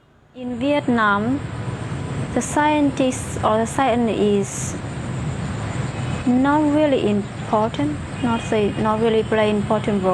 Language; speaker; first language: English; non-native, fluent; Vietnamese